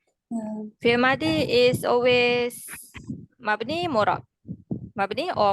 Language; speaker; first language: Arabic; non-native, fluent; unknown